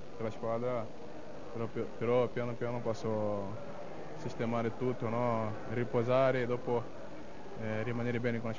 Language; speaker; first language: Italian; non-native, learner; Portuguese